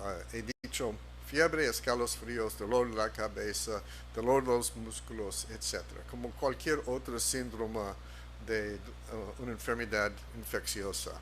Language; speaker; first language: Spanish; non-native, fluent; English